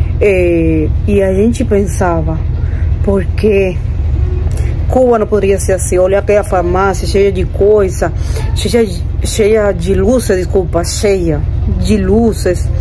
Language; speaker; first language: Portuguese; non-native, fluent; Spanish